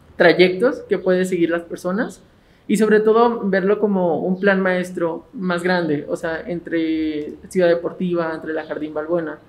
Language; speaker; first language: Spanish; native; Spanish